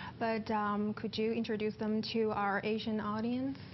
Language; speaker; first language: English; non-native, fluent; Chinese